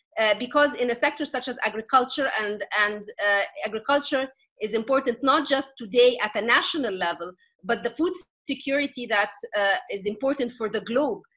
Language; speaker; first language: English; non-native, fluent; Arabic